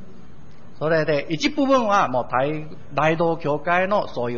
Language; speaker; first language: Japanese; non-native, learner; Min Nan Chinese